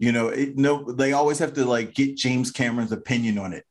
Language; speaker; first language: English; native; English